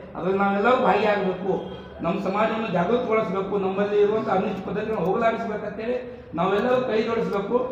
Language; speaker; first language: Kannada; non-native, local second language; Lambadi